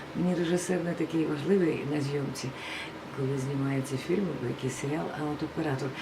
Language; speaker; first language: Ukrainian; non-native, local second language; Russian